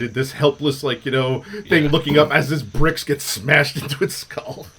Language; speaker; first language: English; native; English